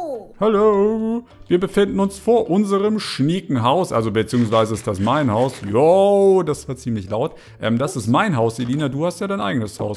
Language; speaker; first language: German; native; German